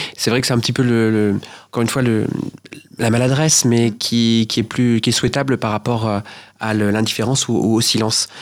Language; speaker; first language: French; native; French